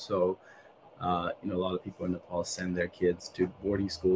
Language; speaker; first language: English; non-native, local second language; Nepali